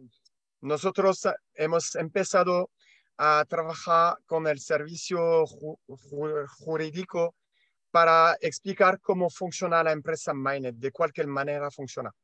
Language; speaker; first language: Spanish; non-native, learner; French